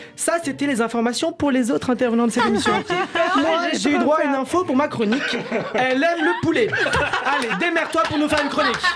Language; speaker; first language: French; native; French